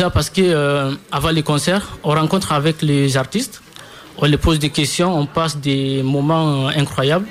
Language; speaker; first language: French; non-native, local second language; Fula